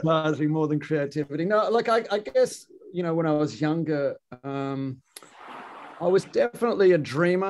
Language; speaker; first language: English; native; English